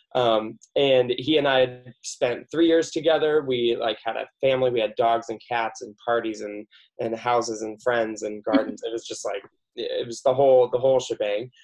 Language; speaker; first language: English; native; English